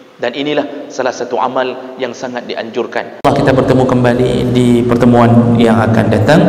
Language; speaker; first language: Malay; non-native, local second language; Achinese